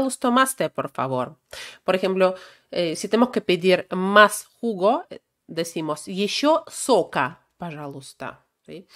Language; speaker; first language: Spanish; non-native, fluent; Russian